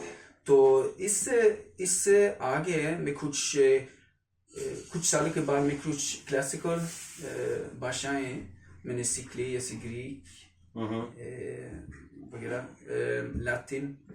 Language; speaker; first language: Hindi; non-native, learner; Swedish